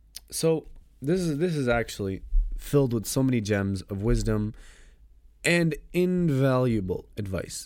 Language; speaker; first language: English; native; English